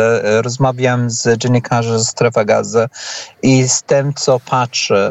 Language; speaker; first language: Polish; non-native, learner; Arabic